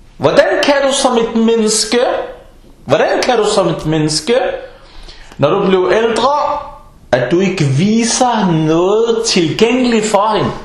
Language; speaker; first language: Danish; early bilingual, other home language; Arabic